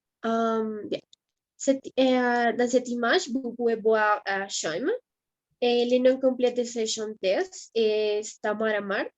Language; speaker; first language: French; non-native, learner; Spanish